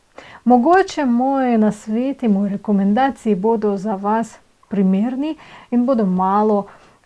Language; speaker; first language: Slovenian; non-native, fluent; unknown